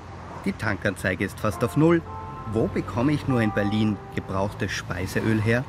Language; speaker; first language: German; native; German